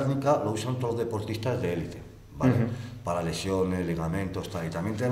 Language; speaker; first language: Spanish; non-native, fluent; Arabic